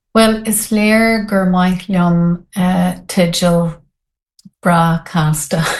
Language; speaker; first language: Irish; non-native, local second language; English